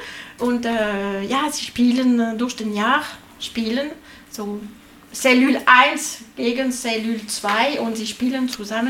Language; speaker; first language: German; non-native, learner; French